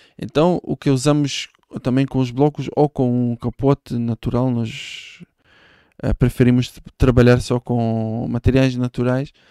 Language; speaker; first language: Portuguese; non-native, fluent; Hebrew